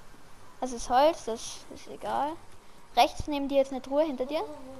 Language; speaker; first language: German; native; German